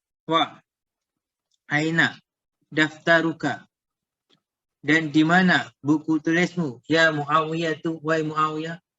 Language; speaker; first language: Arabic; non-native, fluent; Indonesian